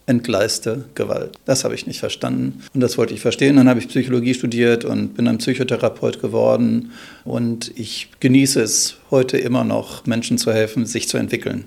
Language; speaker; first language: German; native; German